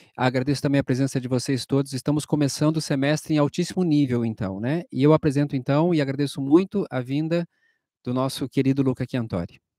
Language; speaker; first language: Portuguese; native; Portuguese